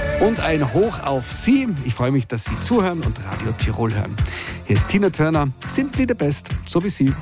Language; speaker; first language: German; native; German